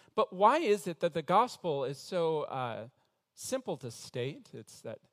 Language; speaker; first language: English; native; English